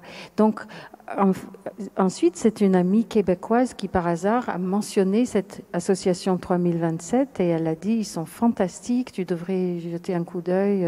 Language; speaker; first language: French; non-native, fluent; English